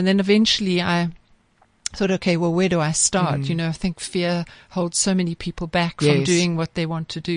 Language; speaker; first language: English; native; English